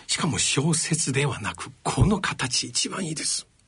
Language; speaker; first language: Japanese; non-native, fluent; Chinese